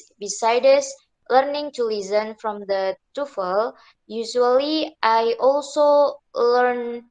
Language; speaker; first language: English; non-native, learner; Indonesian